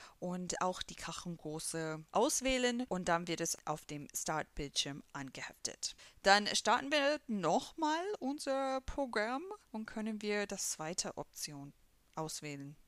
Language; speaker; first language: German; non-native, fluent; English